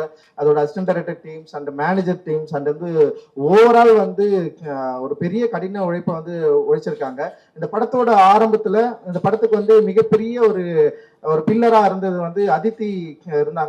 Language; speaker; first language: Tamil; native; Tamil